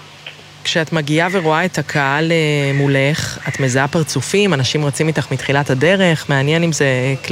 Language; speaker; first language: Hebrew; native; Hebrew